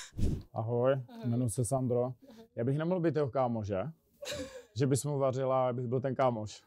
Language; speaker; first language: Czech; native; Czech